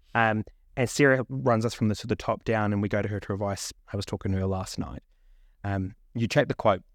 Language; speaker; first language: English; native; English